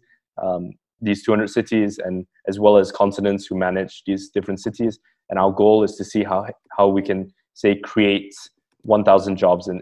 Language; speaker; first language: English; native; English